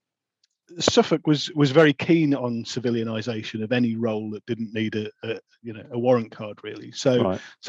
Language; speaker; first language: English; native; English